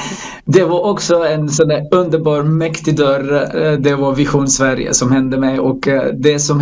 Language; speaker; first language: Swedish; non-native, fluent; Croatian